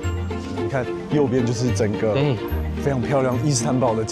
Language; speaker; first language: Chinese; native; Chinese